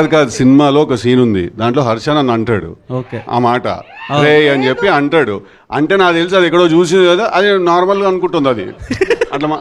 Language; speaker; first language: Telugu; native; Telugu